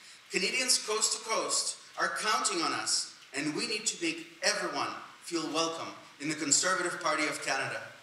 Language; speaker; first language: English; non-native, fluent; Russian